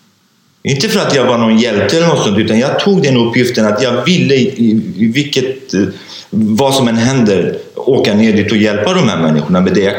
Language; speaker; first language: Swedish; non-native, fluent; Kurdish